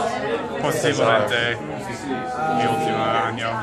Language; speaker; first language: Spanish; non-native, learner; English